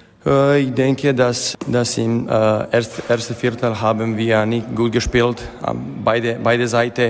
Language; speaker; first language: German; non-native, learner; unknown